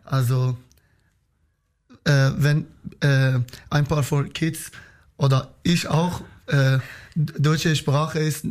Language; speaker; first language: German; non-native, learner; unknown